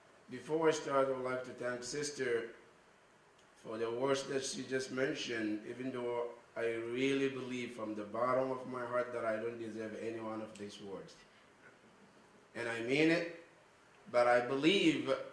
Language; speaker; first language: English; non-native, fluent; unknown